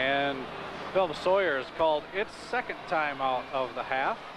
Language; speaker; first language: English; native; English